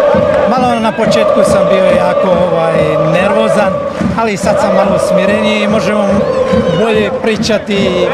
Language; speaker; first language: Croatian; non-native, local second language; Albanian